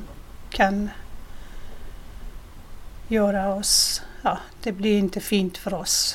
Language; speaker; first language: Swedish; non-native, fluent; Persian